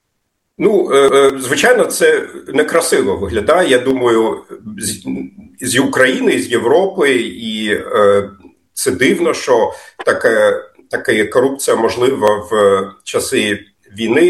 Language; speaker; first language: Ukrainian; non-native, fluent; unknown